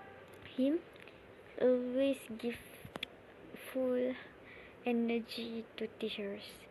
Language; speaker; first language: English; non-native, learner; Malay